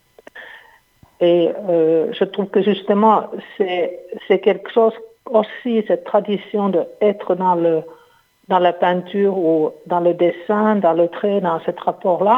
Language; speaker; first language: French; non-native, fluent; Finnish